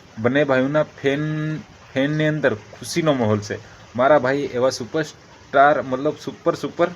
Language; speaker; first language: Gujarati; non-native, local second language; Bhili